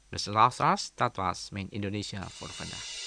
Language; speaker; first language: Dutch; non-native, fluent; Indonesian